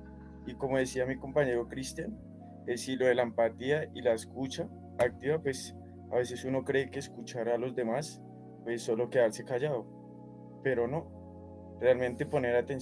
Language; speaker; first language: Spanish; native; Spanish